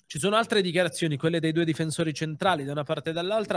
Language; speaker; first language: Italian; native; Italian